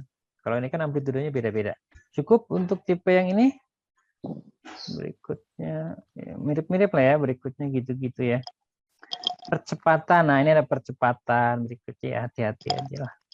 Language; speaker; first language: Indonesian; native; Indonesian